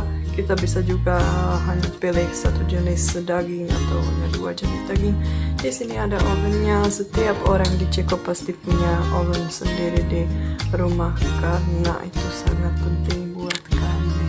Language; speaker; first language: Indonesian; non-native, fluent; Czech